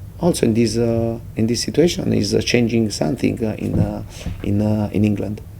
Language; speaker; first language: English; non-native, fluent; Italian